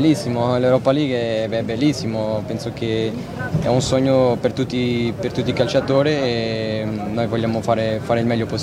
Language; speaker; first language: Italian; non-native, fluent; Portuguese